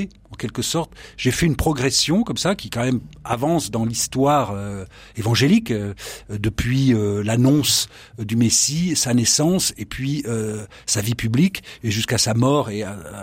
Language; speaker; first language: French; native; French